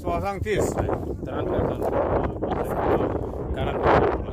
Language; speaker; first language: French; non-native, learner; Korean